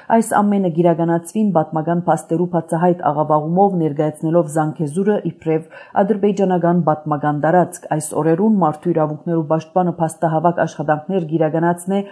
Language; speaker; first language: Armenian; native; Armenian